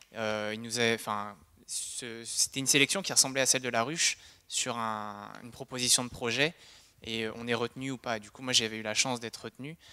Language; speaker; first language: French; native; French